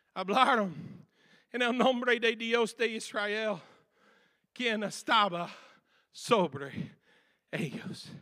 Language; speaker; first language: Spanish; non-native, fluent; English